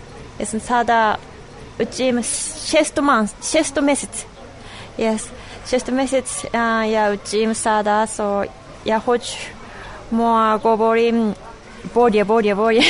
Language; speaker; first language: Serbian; non-native, learner; Japanese